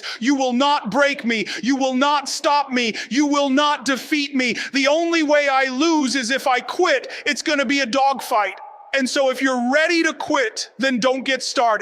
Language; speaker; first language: English; native; English